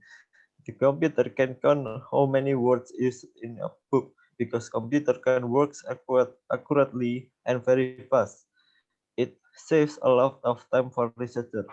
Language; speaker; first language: English; non-native, learner; Indonesian